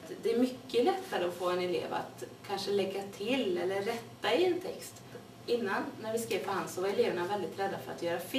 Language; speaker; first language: Swedish; native; Swedish